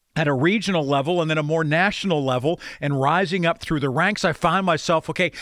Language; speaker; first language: English; native; English